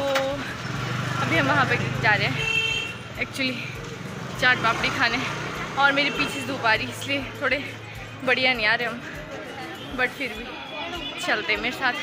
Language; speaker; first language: Hindi; native; Hindi